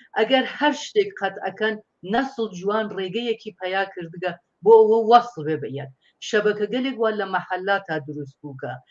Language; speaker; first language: Central Kurdish; non-native, local second language; Persian